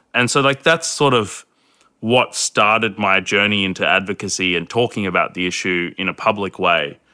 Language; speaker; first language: English; early bilingual, other home language; Hindi